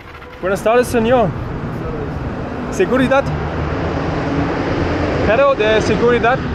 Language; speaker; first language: Spanish; non-native, learner; German